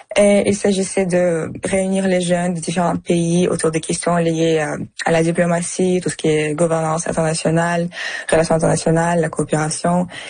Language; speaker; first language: French; early bilingual, other home language; Russian